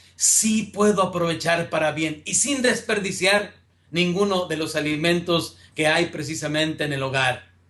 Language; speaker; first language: Spanish; native; Spanish